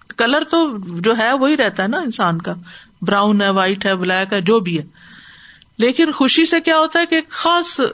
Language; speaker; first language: Urdu; native; Urdu